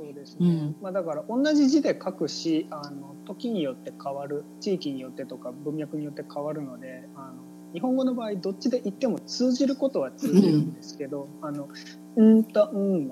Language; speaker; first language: Japanese; native; Japanese